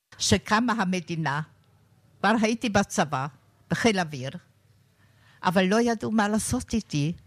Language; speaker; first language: Hebrew; non-native, fluent; German